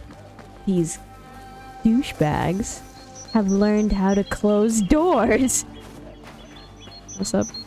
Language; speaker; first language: English; native; English